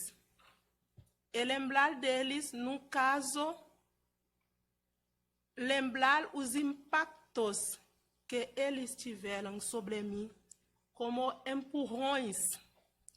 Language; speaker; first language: Portuguese; non-native, fluent; Haitian Creole